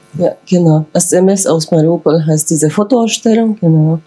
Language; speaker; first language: German; non-native, fluent; Ukrainian